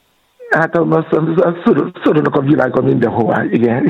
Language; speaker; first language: Hungarian; non-native, fluent; Yoruba